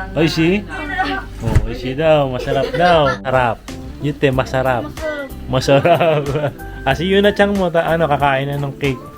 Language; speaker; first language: Filipino; native; Filipino